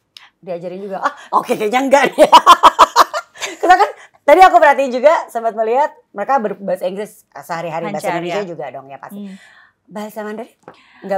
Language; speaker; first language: Indonesian; native; Indonesian